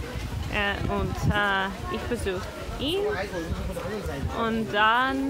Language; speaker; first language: German; non-native, learner; English